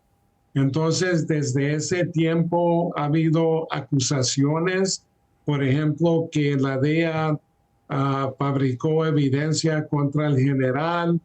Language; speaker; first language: Spanish; early bilingual, heritage; Spanish